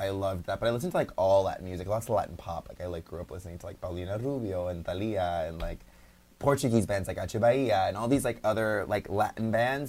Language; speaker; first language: English; early bilingual, other home language; Spanish